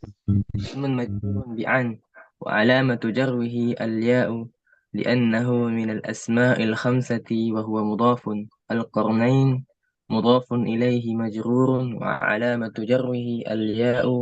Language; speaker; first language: Arabic; non-native, learner; Indonesian